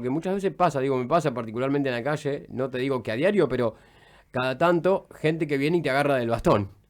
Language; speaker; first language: Spanish; native; Spanish